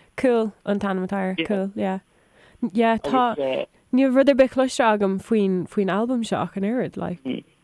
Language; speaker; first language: Irish; non-native, local second language; English